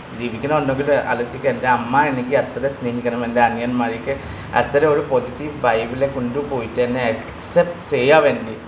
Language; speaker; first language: Malayalam; non-native, local second language; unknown